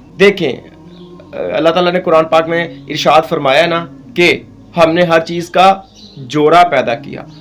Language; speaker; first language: Urdu; non-native, local second language; Punjabi